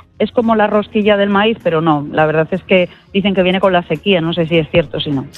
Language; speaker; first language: Spanish; native; Spanish